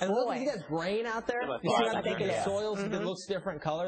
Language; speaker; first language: English; native; English